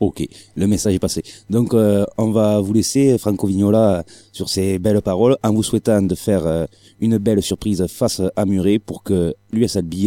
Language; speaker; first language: French; native; French